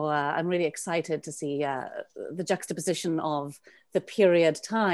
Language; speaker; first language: English; native; English